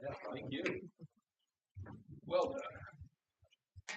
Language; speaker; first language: English; native; English